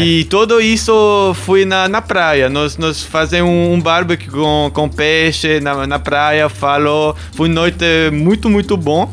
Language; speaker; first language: Portuguese; non-native, learner; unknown